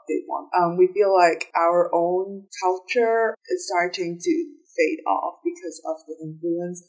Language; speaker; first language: English; non-native, local second language; Cantonese